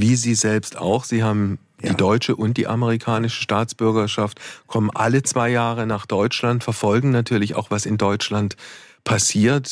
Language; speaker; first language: German; native; German